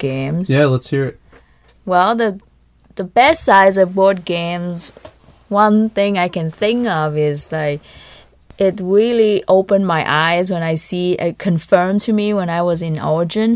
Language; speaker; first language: English; non-native, fluent; Vietnamese